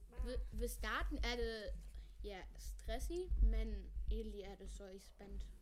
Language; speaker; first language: Danish; non-native, local second language; German